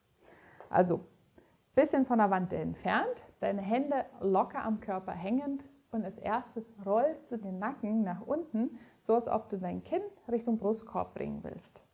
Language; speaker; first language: German; native; German